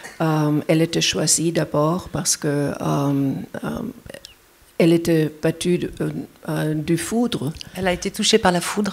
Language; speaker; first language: French; non-native, fluent; German